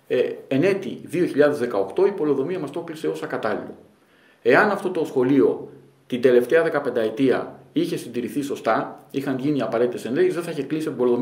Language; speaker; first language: Greek; native; Greek